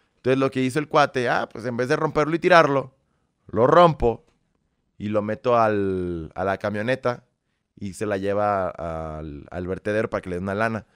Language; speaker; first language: Spanish; early bilingual, other home language; Russian